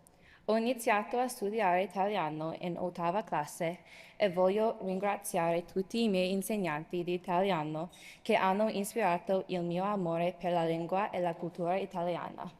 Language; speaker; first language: Italian; non-native, learner; English